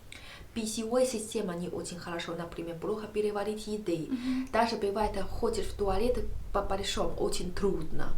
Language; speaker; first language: Russian; non-native, learner; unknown